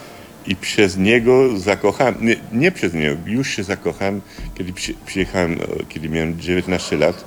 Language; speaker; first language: Polish; early bilingual, heritage; French